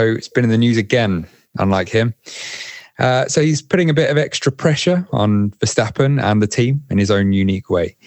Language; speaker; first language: English; native; English